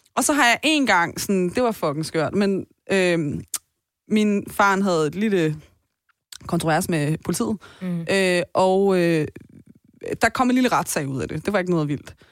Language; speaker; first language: Danish; early bilingual, other home language; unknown